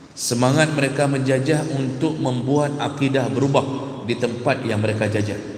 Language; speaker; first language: Malay; non-native, local second language; Achinese